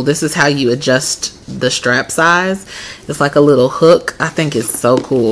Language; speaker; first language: English; native; English